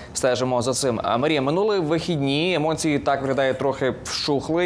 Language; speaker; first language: Ukrainian; native; Ukrainian